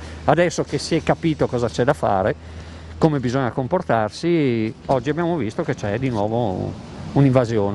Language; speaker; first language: Italian; native; Italian